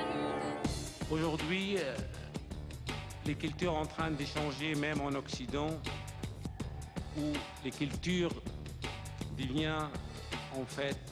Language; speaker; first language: French; non-native, fluent; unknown